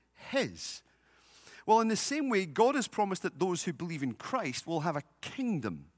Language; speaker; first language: English; native; English